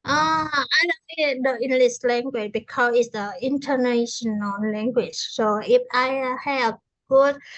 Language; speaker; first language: English; non-native, learner; Vietnamese